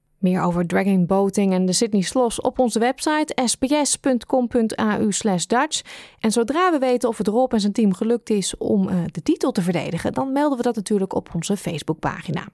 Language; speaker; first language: Dutch; native; Dutch